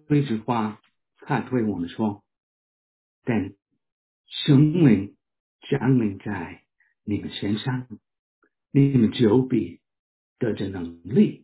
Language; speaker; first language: Chinese; non-native, fluent; English